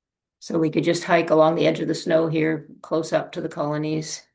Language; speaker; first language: English; native; English